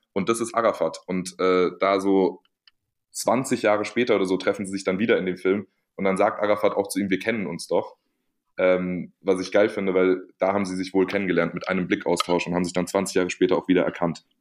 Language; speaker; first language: German; native; German